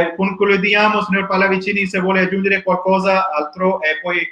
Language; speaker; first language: Italian; non-native, learner; Urdu